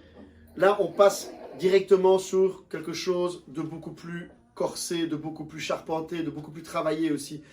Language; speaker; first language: French; native; French